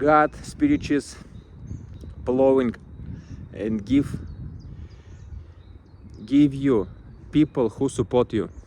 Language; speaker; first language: English; non-native, learner; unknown